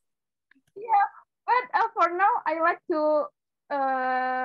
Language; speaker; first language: English; non-native, learner; Indonesian